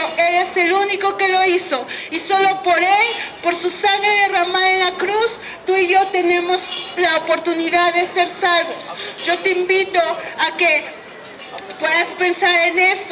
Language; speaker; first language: Spanish; native; Spanish